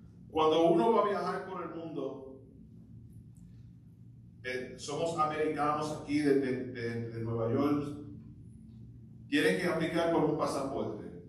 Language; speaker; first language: Spanish; early bilingual, heritage; Spanish